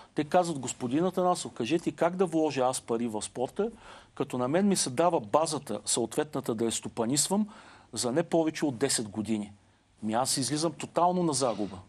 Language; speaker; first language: Bulgarian; native; Bulgarian